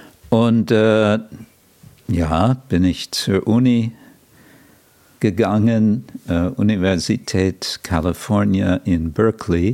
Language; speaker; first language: German; non-native, fluent; English